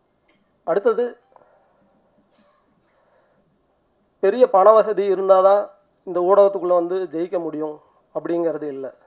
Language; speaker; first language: Tamil; native; Tamil